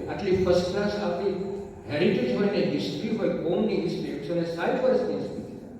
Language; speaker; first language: Gujarati; early bilingual, heritage; Gujarati